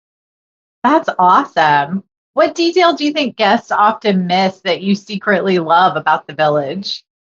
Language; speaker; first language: English; native; English